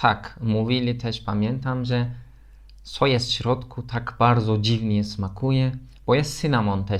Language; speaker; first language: Polish; non-native, learner; Turkish